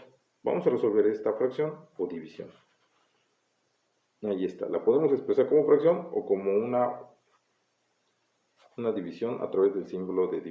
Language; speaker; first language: Spanish; native; Spanish